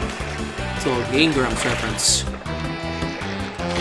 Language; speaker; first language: English; native; English